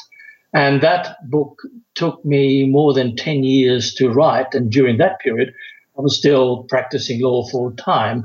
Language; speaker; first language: English; non-native, fluent; German